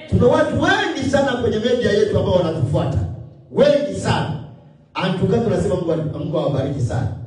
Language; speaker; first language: Swahili; native; Swahili